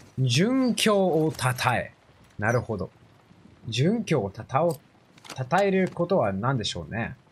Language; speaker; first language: Japanese; non-native, fluent; English